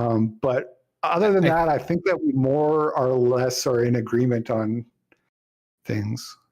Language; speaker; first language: English; native; English